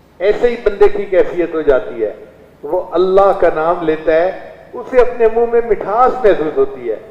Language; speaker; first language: Urdu; non-native, local second language; Saraiki